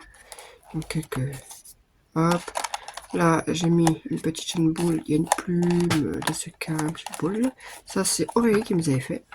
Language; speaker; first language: French; native; French